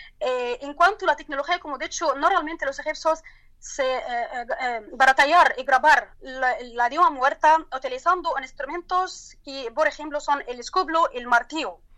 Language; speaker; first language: Spanish; non-native, learner; Turkish